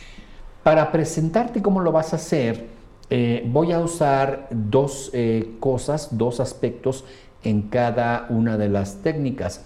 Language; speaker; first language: Spanish; native; Spanish